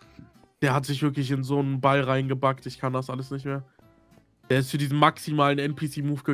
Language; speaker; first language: German; native; German